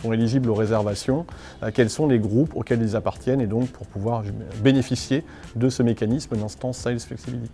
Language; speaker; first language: French; native; French